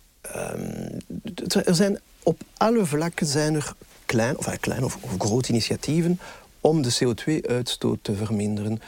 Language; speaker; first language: Dutch; non-native, local second language; French